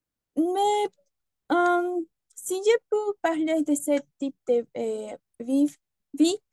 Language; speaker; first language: French; non-native, learner; Spanish